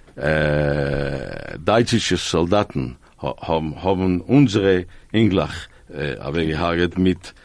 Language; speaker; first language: English; non-native, fluent; Spanish